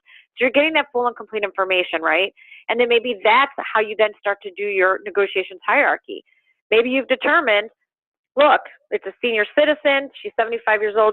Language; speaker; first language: English; native; English